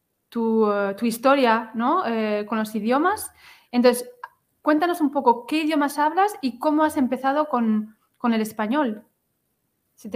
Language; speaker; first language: Spanish; native; Spanish